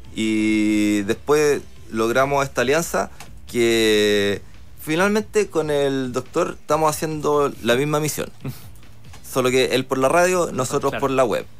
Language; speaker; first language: Spanish; native; Spanish